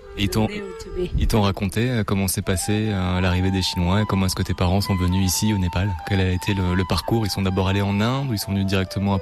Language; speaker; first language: French; native; French